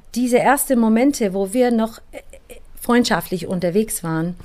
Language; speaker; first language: German; non-native, fluent; English